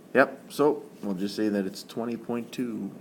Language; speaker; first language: English; native; English